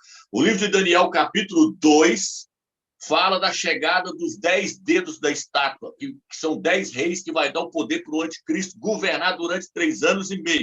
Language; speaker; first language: Portuguese; native; Portuguese